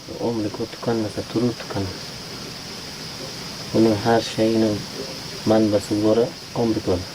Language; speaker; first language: Turkish; non-native, learner; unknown